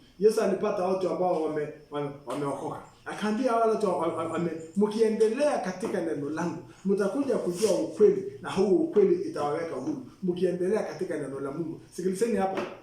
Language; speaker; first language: Swahili; non-native, local second language; Masai